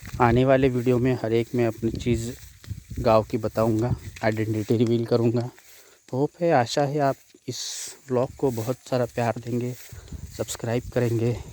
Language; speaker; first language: Hindi; non-native, local second language; Marathi